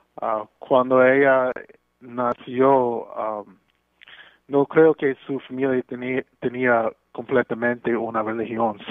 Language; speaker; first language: Spanish; non-native, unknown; English